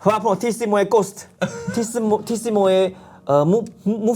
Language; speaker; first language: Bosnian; non-native, learner; Chinese